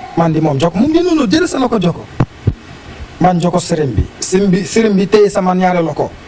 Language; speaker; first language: Wolof; non-native, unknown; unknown